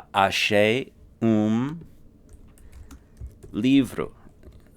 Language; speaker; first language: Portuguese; non-native, fluent; English